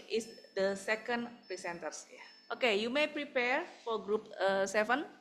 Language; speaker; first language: English; non-native, fluent; Indonesian